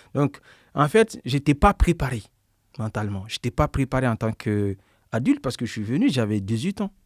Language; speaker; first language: French; non-native, local second language; Bambara